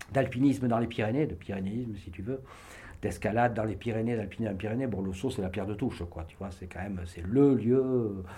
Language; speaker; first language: French; native; French